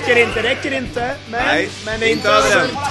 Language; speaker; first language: Swedish; native; Swedish